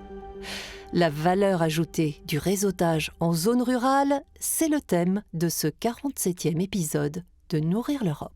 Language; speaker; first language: French; native; French